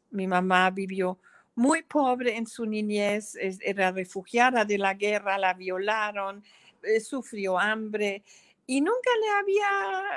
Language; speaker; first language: Spanish; non-native, fluent; German